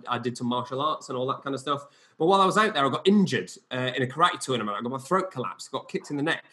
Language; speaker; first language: English; native; English